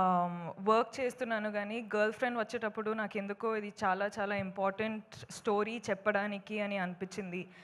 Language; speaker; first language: Telugu; non-native, local second language; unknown